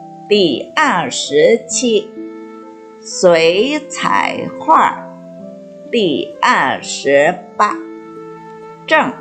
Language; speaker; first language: Chinese; non-native, fluent; Indonesian